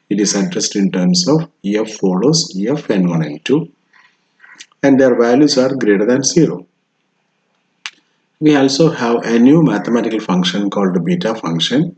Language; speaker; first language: English; non-native, local second language; Malayalam